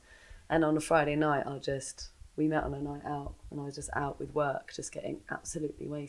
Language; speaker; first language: English; native; English